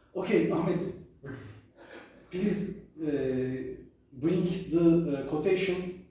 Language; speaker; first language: English; non-native, learner; Turkish